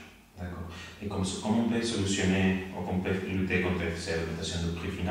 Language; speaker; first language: French; non-native, learner; Spanish